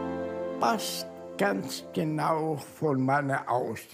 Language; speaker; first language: German; non-native, learner; Greek